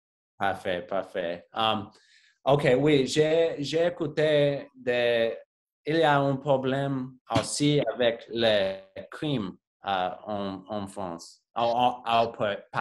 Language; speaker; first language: French; non-native, learner; English